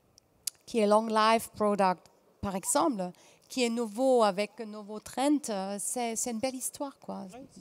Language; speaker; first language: French; non-native, fluent; German